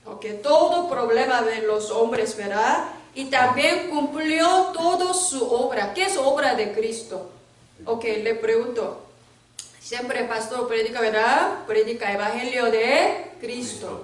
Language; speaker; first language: Spanish; non-native, learner; Korean